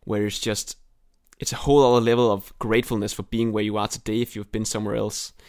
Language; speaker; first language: English; non-native, fluent; Danish